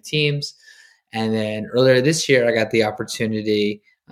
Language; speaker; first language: English; native; English